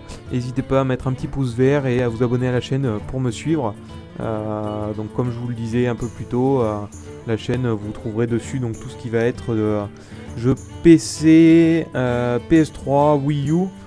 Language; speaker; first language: French; native; French